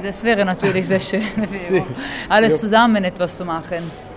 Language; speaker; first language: German; non-native, fluent; Italian